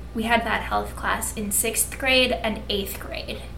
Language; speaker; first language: English; native; English